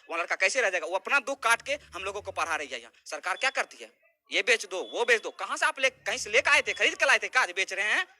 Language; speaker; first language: Hindi; native; Hindi